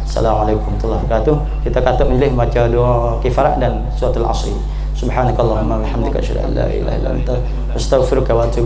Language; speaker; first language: Malay; native; Malay